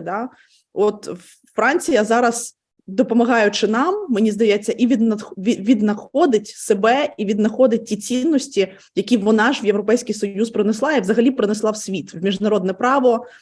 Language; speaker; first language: Ukrainian; native; Ukrainian